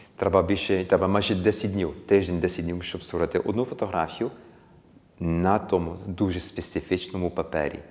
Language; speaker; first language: Ukrainian; early bilingual, heritage; Ukrainian